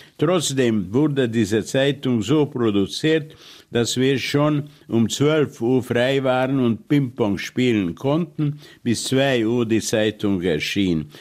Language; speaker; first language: German; non-native, fluent; Hungarian